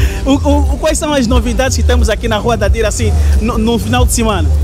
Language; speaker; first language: Portuguese; native; Portuguese